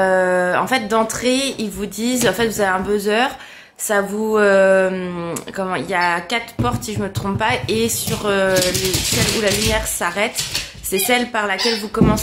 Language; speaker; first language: French; native; French